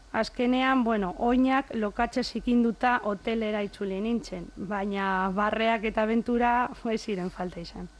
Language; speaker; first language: Basque; non-native, local second language; Spanish